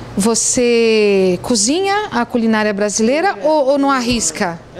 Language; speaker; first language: Portuguese; native; Portuguese